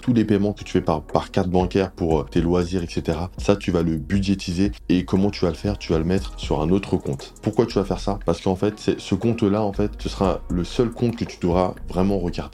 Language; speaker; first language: French; native; French